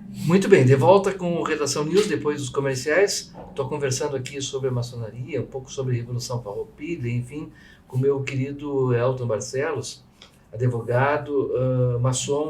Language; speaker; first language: Portuguese; native; Portuguese